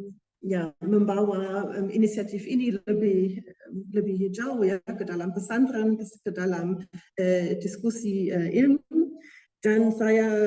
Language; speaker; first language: Indonesian; non-native, fluent; German